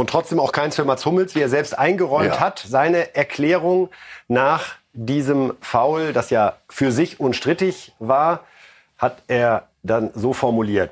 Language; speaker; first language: German; native; German